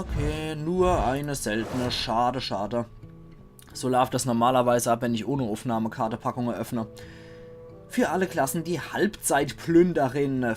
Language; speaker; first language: German; native; German